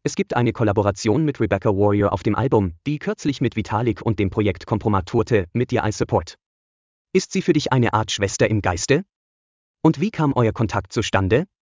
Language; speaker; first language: German; native; German